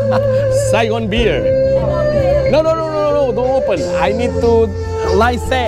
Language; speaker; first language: English; non-native, fluent; Portuguese